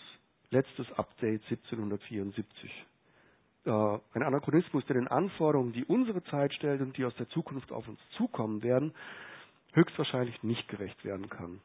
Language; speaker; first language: German; native; German